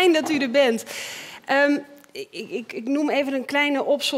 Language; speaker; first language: Dutch; native; Dutch